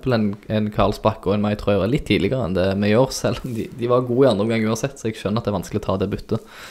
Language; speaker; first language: Norwegian; native; Norwegian